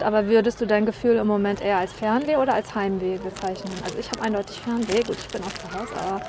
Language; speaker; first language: German; native; German